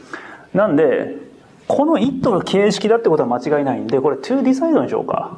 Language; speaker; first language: Japanese; native; Japanese